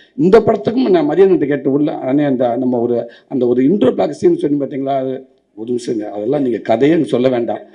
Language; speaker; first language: Tamil; native; Tamil